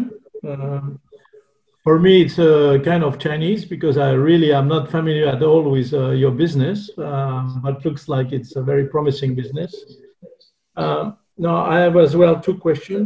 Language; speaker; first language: English; non-native, fluent; French